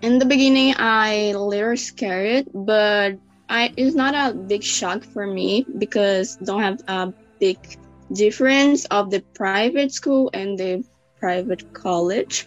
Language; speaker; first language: English; non-native, learner; Portuguese